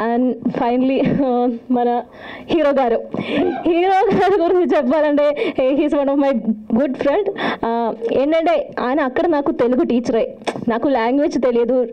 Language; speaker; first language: Telugu; non-native, learner; Malayalam